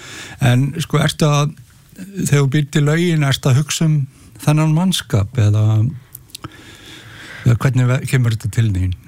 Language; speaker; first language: Icelandic; native; Icelandic